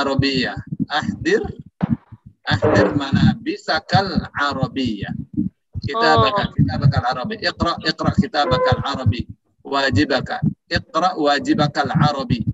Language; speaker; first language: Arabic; non-native, fluent; Indonesian